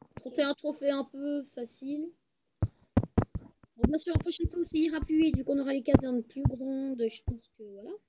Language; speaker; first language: French; native; French